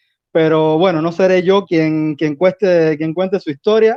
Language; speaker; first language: Spanish; native; Spanish